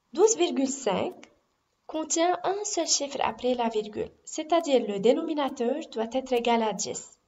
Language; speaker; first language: French; non-native, local second language; Arabic